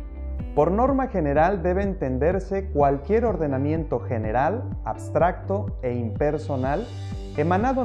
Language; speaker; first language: Spanish; native; Spanish